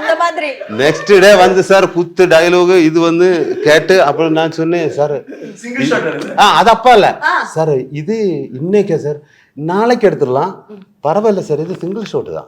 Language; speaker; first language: Tamil; non-native, learner; Malayalam